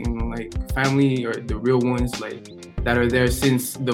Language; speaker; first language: English; non-native, fluent; French